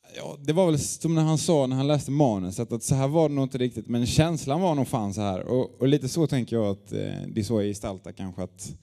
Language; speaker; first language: Swedish; native; Swedish